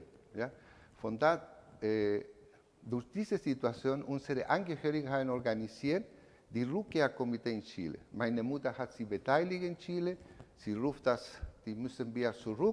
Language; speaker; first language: German; non-native, learner; Spanish